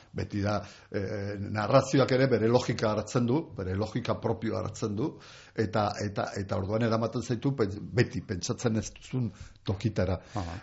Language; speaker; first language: Basque; non-native, local second language; Spanish